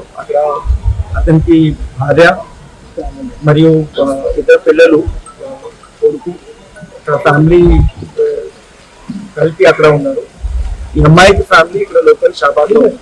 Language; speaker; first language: Telugu; non-native, local second language; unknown